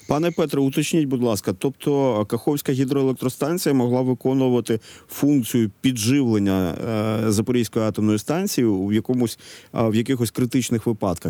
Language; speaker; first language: Ukrainian; native; Ukrainian